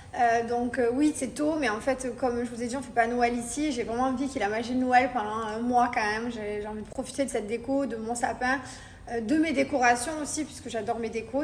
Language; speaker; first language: French; native; French